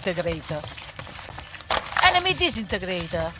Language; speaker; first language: English; non-native, learner; Italian